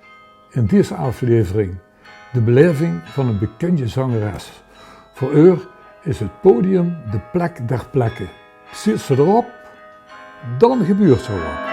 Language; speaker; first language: Dutch; native; Dutch